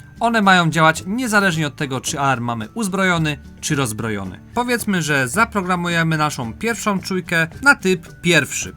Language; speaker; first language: Polish; native; Polish